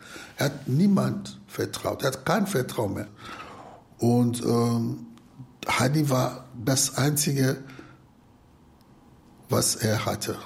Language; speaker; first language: German; non-native, fluent; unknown